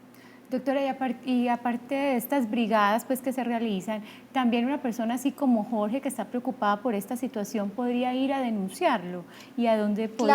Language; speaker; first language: Spanish; native; Spanish